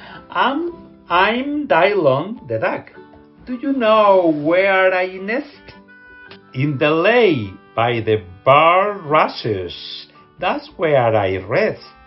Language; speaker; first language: English; non-native, fluent; Spanish